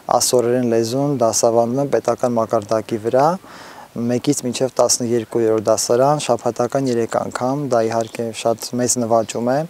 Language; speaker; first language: Armenian; non-native, local second language; Assyrian Neo-Aramaic